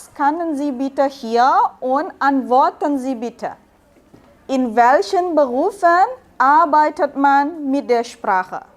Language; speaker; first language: German; non-native, learner; Indonesian